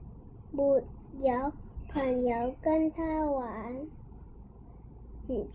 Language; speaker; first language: Chinese; non-native, local second language; Cantonese